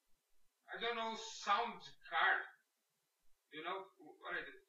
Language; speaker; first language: English; non-native, learner; Portuguese